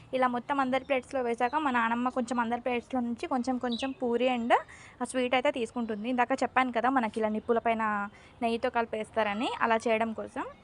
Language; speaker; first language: Telugu; non-native, local second language; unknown